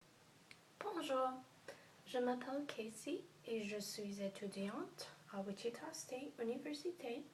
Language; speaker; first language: French; non-native, learner; English